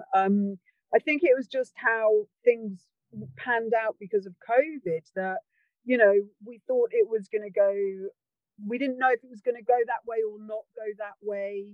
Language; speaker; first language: English; native; English